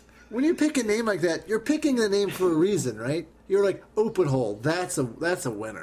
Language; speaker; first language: English; native; English